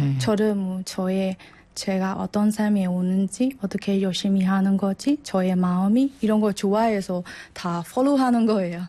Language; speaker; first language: Korean; non-native, learner; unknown